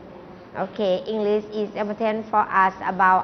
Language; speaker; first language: English; non-native, learner; Thai